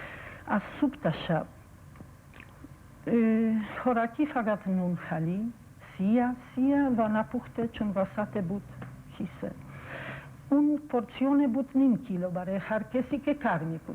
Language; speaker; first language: Persian; non-native, fluent; Polish